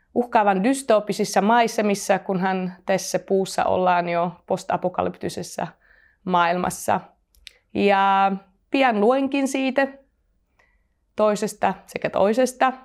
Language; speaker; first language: Finnish; non-native, fluent; Slovak